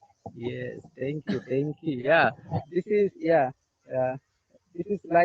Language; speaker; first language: English; non-native, learner; Bangla